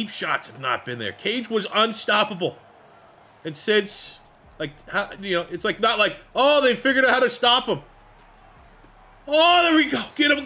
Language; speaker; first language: English; native; English